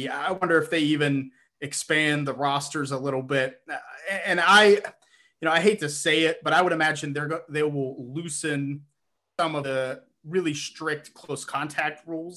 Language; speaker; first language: English; native; English